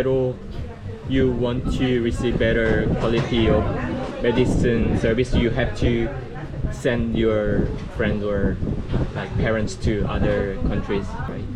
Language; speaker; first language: English; non-native, fluent; Korean